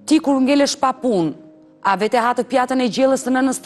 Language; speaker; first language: Albanian; native; Albanian